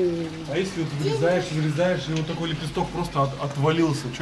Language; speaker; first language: Russian; native; Russian